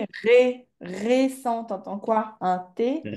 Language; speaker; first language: French; native; French